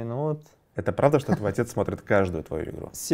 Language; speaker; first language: Russian; native; Russian